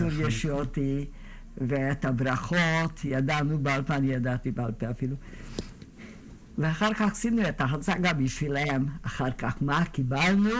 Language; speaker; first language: Hebrew; non-native, fluent; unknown